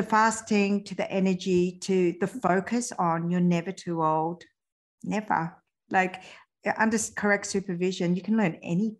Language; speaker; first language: English; early bilingual, other home language; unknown